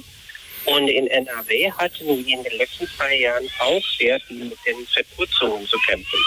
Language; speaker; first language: German; non-native, fluent; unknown